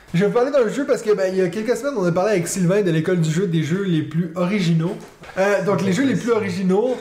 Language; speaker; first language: French; native; French